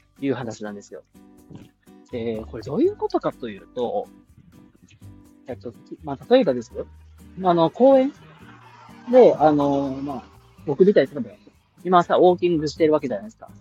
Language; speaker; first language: Japanese; native; Japanese